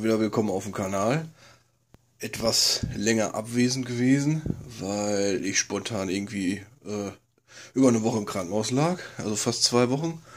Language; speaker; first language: German; native; German